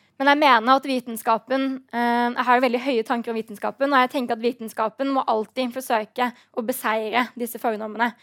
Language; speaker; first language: Norwegian; native; Norwegian